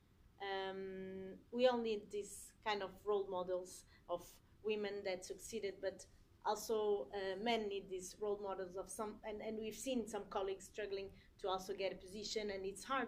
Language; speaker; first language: English; non-native, fluent; Portuguese